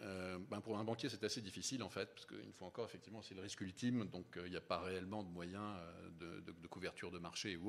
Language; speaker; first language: French; native; French